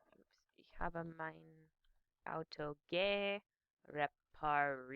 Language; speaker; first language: German; non-native, fluent; English